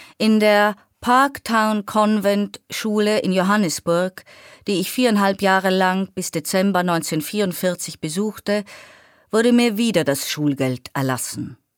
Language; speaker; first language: German; native; German